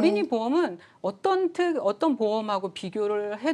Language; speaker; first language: Korean; native; Korean